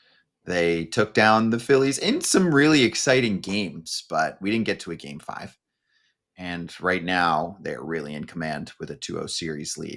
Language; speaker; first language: English; native; English